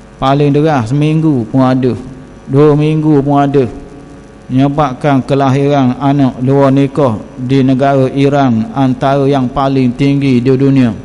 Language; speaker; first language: Malay; native; Malay